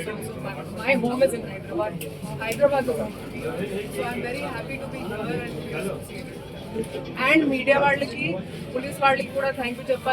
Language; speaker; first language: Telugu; non-native, fluent; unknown